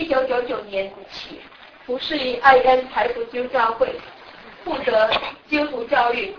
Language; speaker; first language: Chinese; native; Chinese